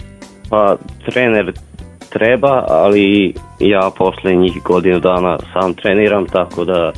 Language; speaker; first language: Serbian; non-native, local second language; Hungarian